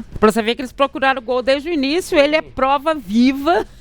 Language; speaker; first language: Portuguese; native; Portuguese